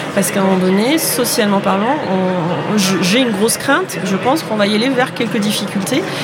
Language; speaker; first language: French; native; French